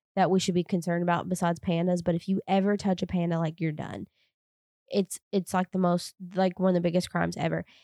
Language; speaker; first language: English; native; English